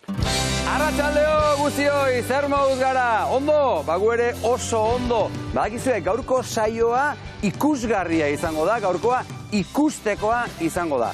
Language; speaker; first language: Basque; native; Basque